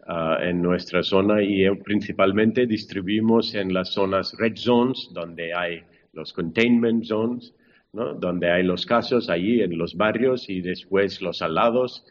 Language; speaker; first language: Spanish; non-native, fluent; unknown